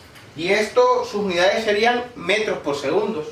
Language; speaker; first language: Spanish; native; Spanish